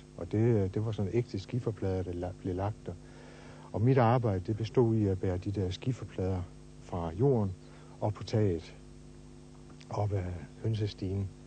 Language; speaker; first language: Danish; native; Danish